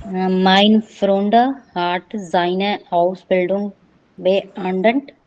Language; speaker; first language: German; non-native, learner; Hindi